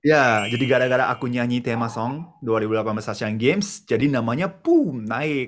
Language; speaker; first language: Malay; non-native, fluent; Japanese